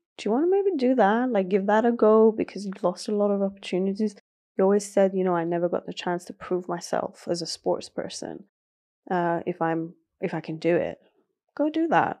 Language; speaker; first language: English; early bilingual, other home language; Persian